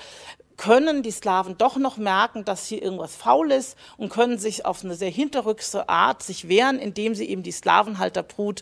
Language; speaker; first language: German; native; German